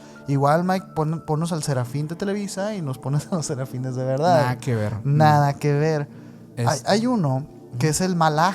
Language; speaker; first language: Spanish; native; Spanish